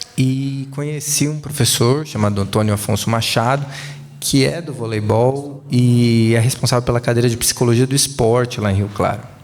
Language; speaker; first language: Portuguese; native; Portuguese